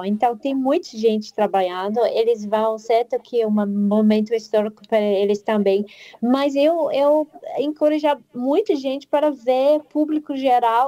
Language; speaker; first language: Portuguese; non-native, fluent; English